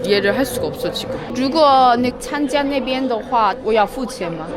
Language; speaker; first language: Chinese; non-native, learner; Korean